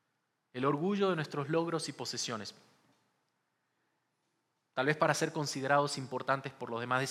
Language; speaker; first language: Spanish; native; Spanish